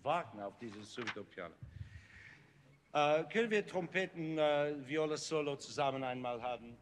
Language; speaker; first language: German; non-native, learner; English